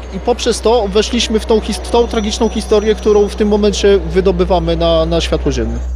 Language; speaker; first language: Polish; native; Polish